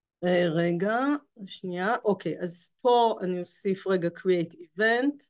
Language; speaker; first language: Hebrew; native; Hebrew